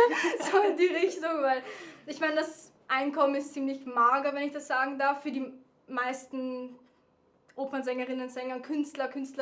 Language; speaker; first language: German; native; German